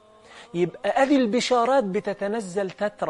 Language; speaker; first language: Arabic; native; Arabic